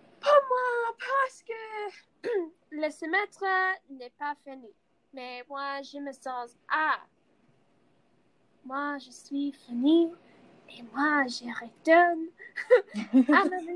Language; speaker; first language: French; non-native, learner; English